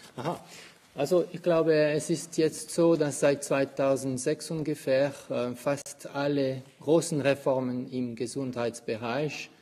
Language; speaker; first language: German; non-native, local second language; French